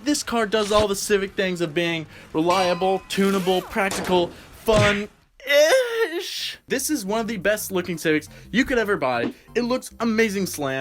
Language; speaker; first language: English; native; English